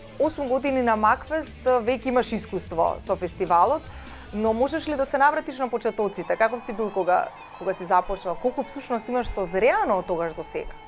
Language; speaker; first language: Macedonian; native; Macedonian